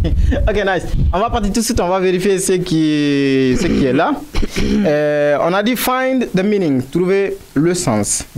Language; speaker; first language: French; non-native, local second language; Bambara